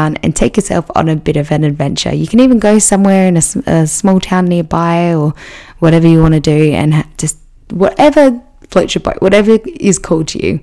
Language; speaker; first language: English; native; English